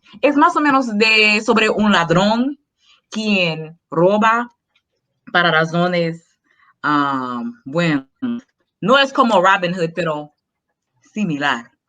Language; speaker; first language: Spanish; non-native, fluent; English